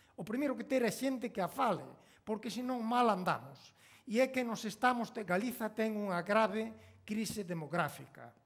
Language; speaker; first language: Galician; native; Galician